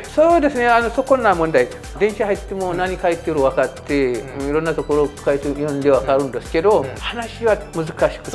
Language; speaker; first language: Japanese; non-native, fluent; Amharic